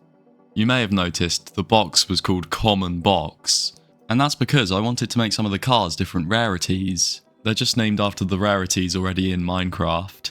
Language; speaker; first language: English; native; English